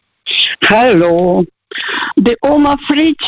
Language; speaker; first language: German; non-native, fluent; Russian